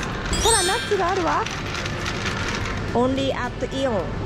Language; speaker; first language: Japanese; native; Japanese